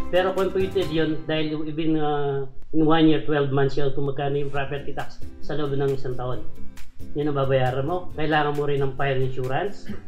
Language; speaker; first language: Filipino; non-native, local second language; Cebuano